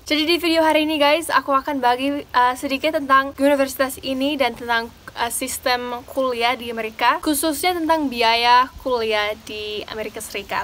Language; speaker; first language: Indonesian; non-native, fluent; English